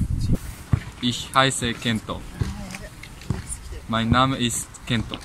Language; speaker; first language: German; non-native, learner; Japanese